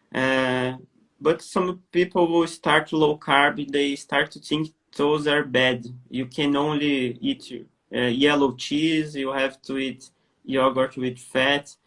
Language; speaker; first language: English; non-native, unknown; Portuguese